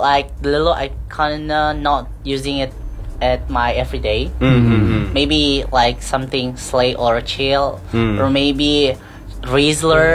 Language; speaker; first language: English; non-native, learner; Indonesian